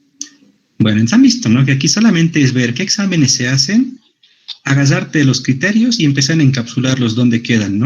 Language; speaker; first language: Spanish; native; Spanish